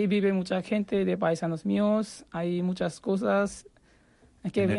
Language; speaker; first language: Spanish; non-native, learner; Bangla